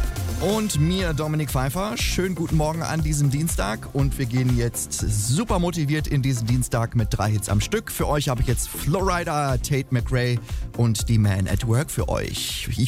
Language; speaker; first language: German; native; German